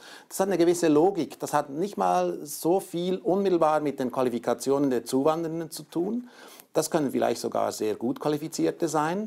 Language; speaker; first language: German; native; German